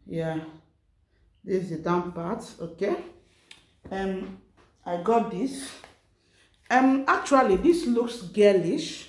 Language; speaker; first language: English; non-native, local second language; Igbo